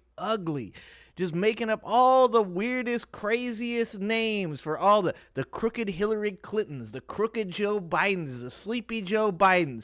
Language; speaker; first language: English; native; English